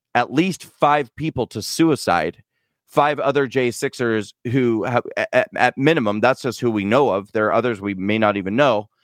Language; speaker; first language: English; native; English